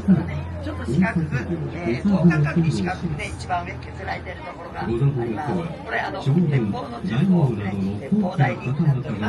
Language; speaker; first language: Japanese; native; Japanese